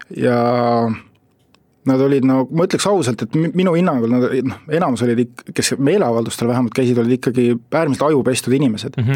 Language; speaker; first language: Estonian; native; Estonian